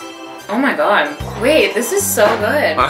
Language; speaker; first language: English; early bilingual, other home language; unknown